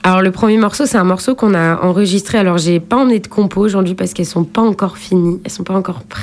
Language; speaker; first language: French; native; French